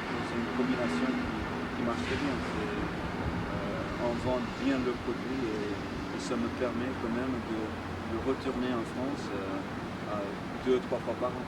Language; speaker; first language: French; native; French